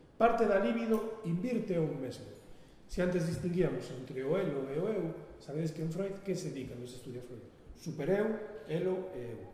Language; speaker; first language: Galician; non-native, local second language; Spanish